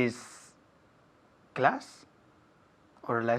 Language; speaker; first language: English; non-native, learner; Spanish